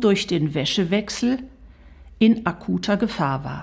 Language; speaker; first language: German; native; German